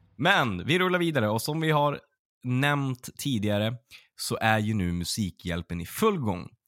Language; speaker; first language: Swedish; native; Swedish